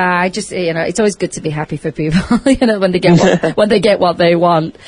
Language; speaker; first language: English; native; English